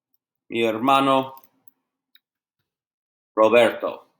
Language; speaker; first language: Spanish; non-native, fluent; English